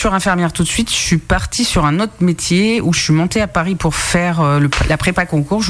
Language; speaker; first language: French; native; French